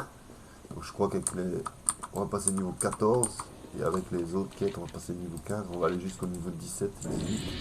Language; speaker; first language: French; native; French